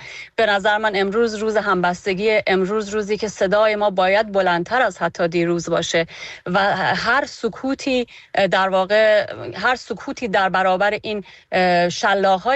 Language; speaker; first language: Persian; native; Persian